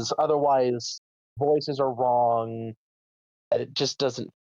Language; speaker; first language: English; native; English